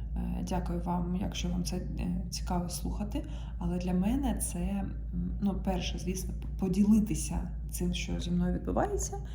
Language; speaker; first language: Ukrainian; non-native, local second language; Russian